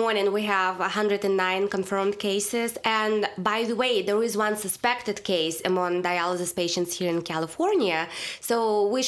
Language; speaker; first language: English; non-native, fluent; Russian